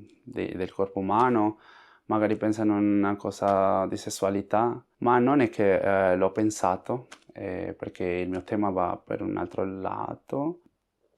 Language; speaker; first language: Italian; non-native, fluent; Spanish